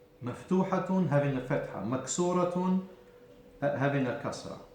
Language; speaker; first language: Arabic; non-native, fluent; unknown